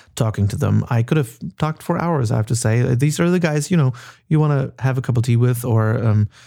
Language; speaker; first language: English; non-native, fluent; German